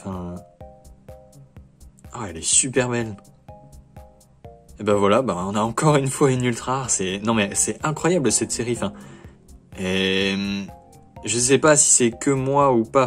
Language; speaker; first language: French; native; French